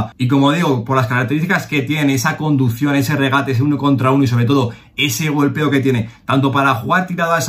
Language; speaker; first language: Spanish; native; Spanish